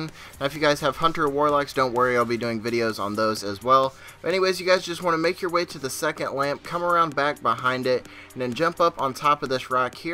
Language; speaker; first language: English; native; English